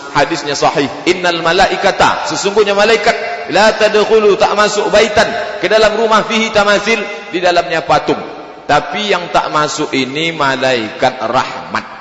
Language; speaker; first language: Malay; native; Malay